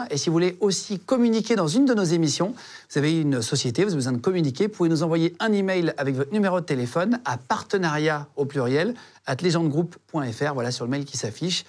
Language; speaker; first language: French; native; French